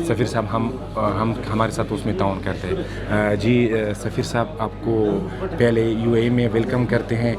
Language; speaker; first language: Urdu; non-native, local second language; Pashto